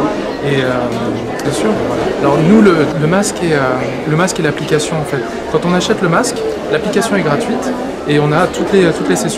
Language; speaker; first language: French; native; French